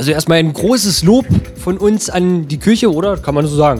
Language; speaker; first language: German; native; German